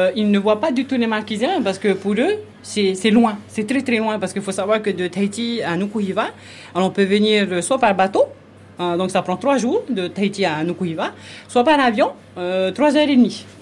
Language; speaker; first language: French; native; French